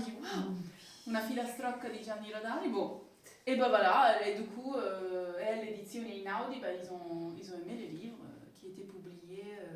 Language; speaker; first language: French; non-native, fluent; Italian